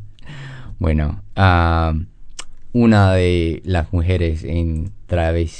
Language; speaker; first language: Spanish; non-native, learner; English